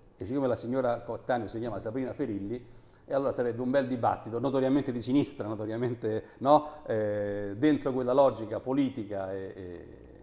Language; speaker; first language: Italian; native; Italian